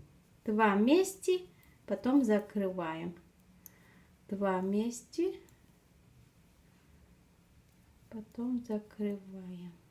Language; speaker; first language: Russian; non-native, fluent; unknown